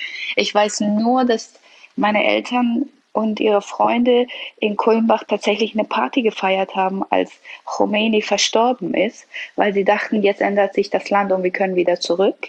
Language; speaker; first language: German; early bilingual, other home language; Persian